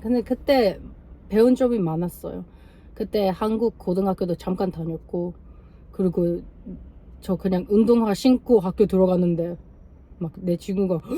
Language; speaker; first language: Korean; non-native, learner; English